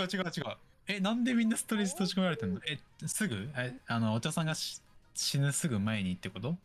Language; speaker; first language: Japanese; native; Japanese